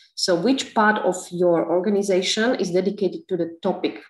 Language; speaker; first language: English; non-native, fluent; Slovak